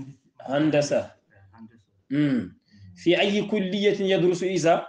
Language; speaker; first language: Arabic; non-native, fluent; Fula